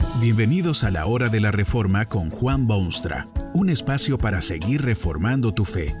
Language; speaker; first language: Spanish; native; Spanish